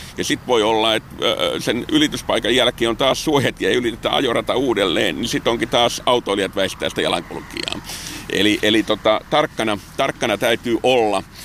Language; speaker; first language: Finnish; native; Finnish